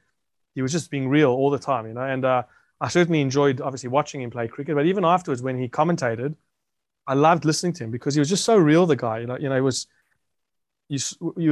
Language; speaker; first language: English; native; English